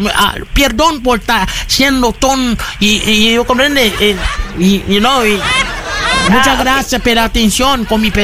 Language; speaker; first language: Spanish; non-native, learner; Portuguese